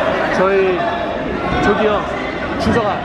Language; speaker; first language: Korean; native; Korean